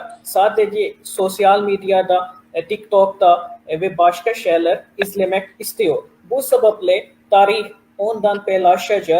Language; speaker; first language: Turkish; non-native, learner; Urdu